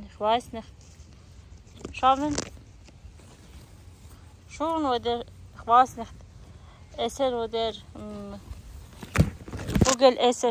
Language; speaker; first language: German; non-native, learner; Persian